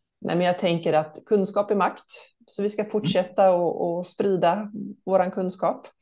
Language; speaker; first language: Swedish; native; Swedish